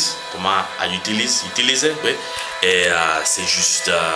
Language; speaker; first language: French; non-native, learner; English